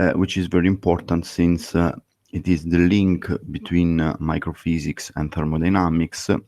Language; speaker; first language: English; non-native, fluent; Italian